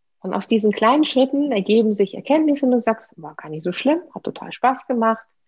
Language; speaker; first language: German; non-native, fluent; Russian